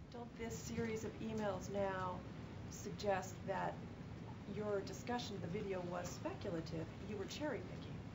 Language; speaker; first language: English; native; English